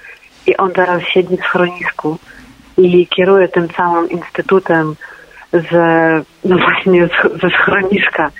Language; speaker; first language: Polish; non-native, fluent; Ukrainian